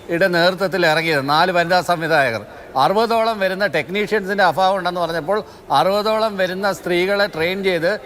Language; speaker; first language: Malayalam; native; Malayalam